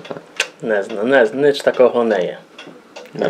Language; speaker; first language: Polish; non-native, local second language; Rusyn